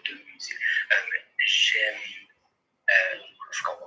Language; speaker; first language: French; non-native, learner; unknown